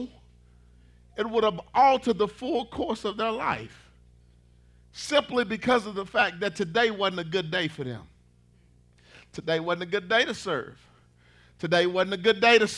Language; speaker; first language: English; native; English